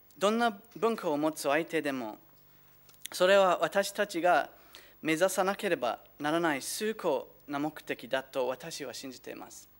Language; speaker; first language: Japanese; non-native, fluent; English